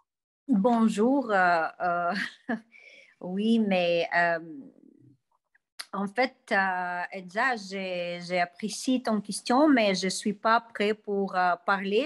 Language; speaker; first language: French; non-native, fluent; Russian